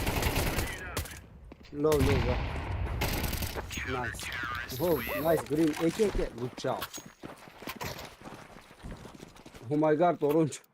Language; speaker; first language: English; non-native, learner; Turkish